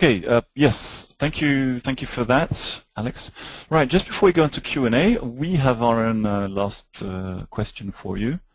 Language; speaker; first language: English; native; English